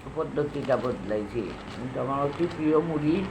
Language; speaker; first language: Bangla; non-native, local second language; Sylheti